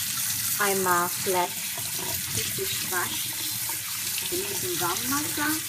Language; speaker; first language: German; non-native, learner; Chinese